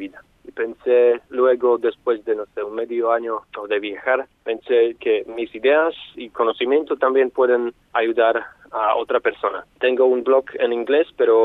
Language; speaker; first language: Spanish; non-native, fluent; Slovak